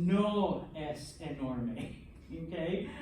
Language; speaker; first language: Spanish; non-native, fluent; English